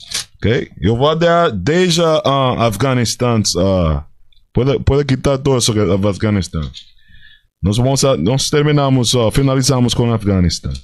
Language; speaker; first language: Portuguese; non-native, fluent; Spanish